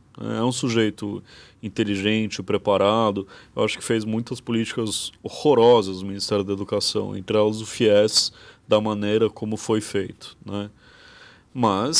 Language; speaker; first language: Portuguese; native; Portuguese